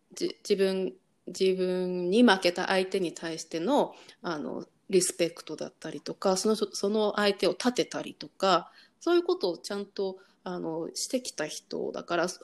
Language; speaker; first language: Japanese; native; Japanese